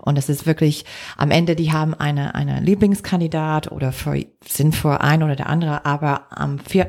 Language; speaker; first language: German; non-native, fluent; English